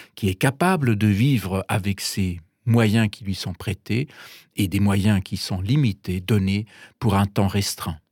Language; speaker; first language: French; non-native, fluent; German